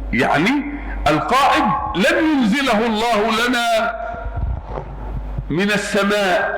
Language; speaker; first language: Arabic; native; Arabic